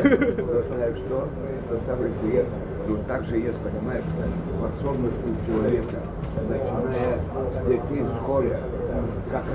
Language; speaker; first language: Russian; non-native, fluent; Lithuanian